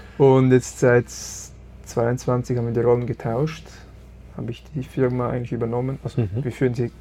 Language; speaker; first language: German; early bilingual, other home language; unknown